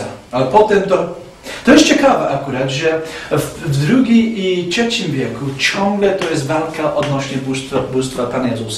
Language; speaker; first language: Polish; non-native, fluent; English